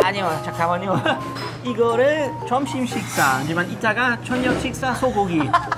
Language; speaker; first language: Korean; non-native, learner; German